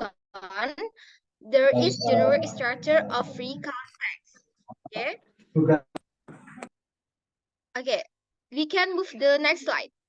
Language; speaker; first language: English; non-native, learner; Indonesian